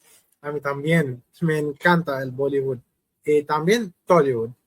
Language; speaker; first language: Spanish; non-native, learner; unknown